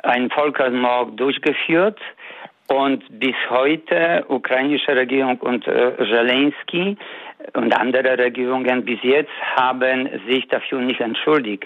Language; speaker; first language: German; non-native, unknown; Polish